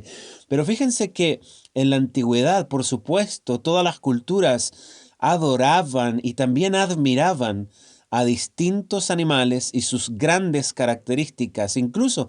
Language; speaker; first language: Spanish; native; Spanish